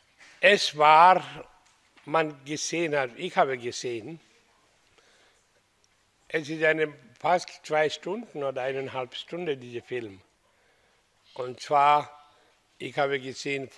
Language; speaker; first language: German; non-native, learner; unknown